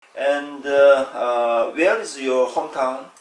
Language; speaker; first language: English; non-native, learner; Korean